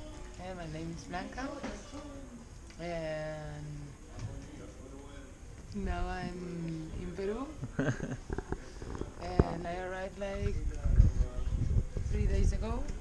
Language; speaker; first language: English; non-native, learner; Spanish